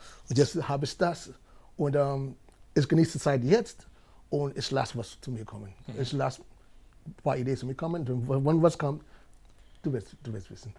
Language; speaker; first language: German; non-native, fluent; English